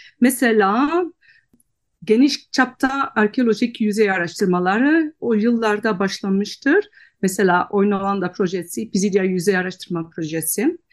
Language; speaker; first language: Turkish; non-native, fluent; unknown